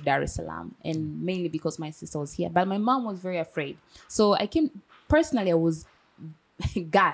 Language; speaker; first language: English; non-native, local second language; Swahili